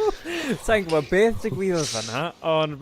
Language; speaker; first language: Welsh; non-native, local second language; English